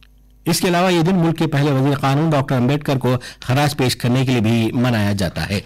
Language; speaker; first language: Urdu; native; Urdu